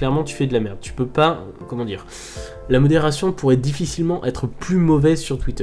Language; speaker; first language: French; native; French